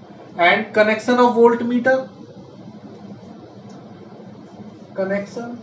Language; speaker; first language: English; non-native, local second language; Hindi